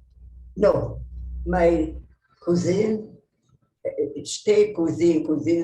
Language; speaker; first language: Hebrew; non-native, fluent; Hungarian